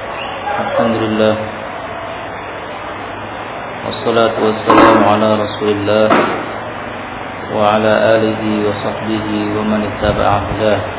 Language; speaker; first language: Arabic; non-native, fluent; Indonesian